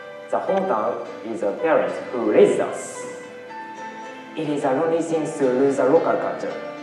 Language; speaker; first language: English; non-native, learner; Japanese